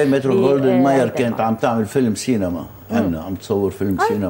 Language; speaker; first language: Arabic; native; Arabic